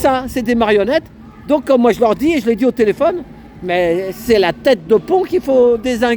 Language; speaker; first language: French; native; French